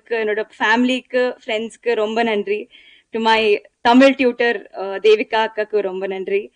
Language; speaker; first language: Tamil; non-native, learner; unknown